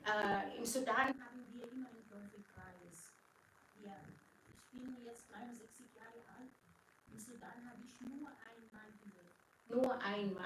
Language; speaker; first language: German; non-native, fluent; Arabic